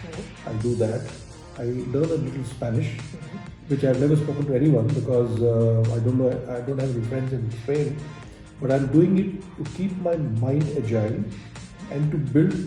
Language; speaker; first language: English; non-native, local second language; Hindi